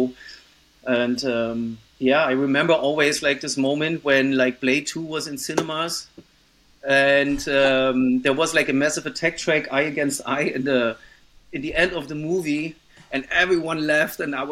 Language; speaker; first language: English; non-native, fluent; German